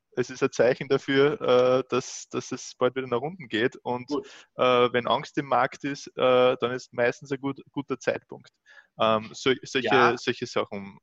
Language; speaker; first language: German; native; German